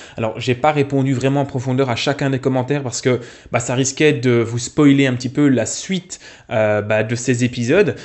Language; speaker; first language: French; native; French